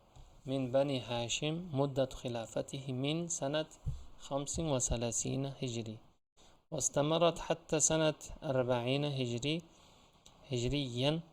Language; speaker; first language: Arabic; non-native, fluent; Uzbek